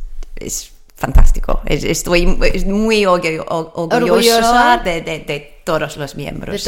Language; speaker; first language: Spanish; non-native, learner; English